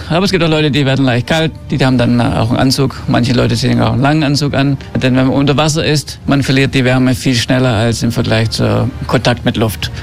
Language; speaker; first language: German; early bilingual, heritage; German